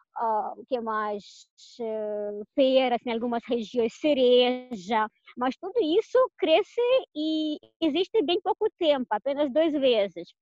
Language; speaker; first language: Portuguese; non-native, fluent; Russian